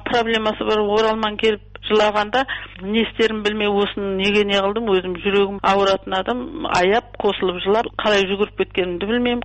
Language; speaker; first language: Kazakh; early bilingual, heritage; Kazakh